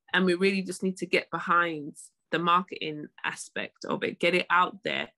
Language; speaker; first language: English; native; English